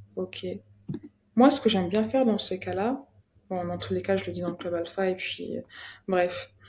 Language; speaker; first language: French; native; French